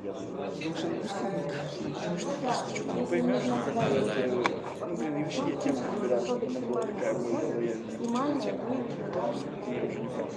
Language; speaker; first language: Russian; native; Russian